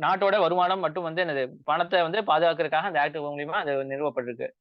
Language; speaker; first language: Tamil; native; Tamil